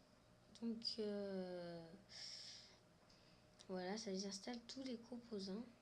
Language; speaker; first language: French; native; French